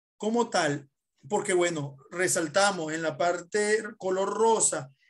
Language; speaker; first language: Spanish; native; Spanish